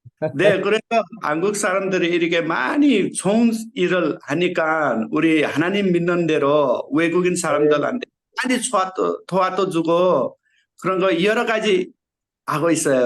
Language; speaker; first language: Korean; non-native, learner; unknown